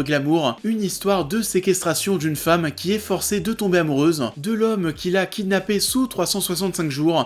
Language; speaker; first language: French; native; French